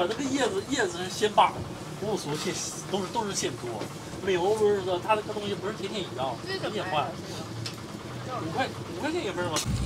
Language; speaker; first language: Chinese; native; Chinese